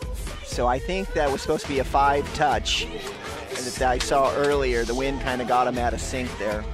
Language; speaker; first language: English; native; English